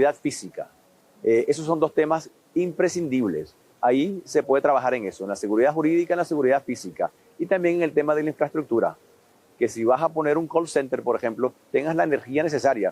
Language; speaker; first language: Spanish; native; Spanish